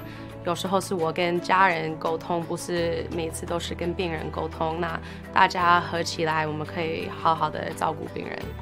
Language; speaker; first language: Chinese; early bilingual, heritage; English